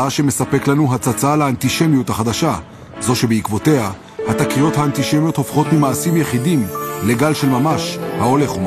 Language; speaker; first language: Hebrew; native; Hebrew